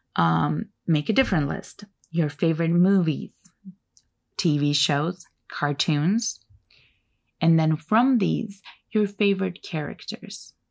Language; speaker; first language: English; non-native, fluent; Turkish